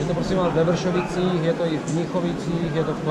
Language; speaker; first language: Czech; native; Czech